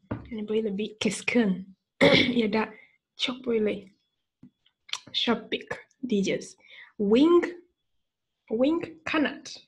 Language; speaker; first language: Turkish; non-native, fluent; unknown